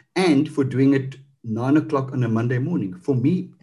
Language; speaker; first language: English; non-native, local second language; Afrikaans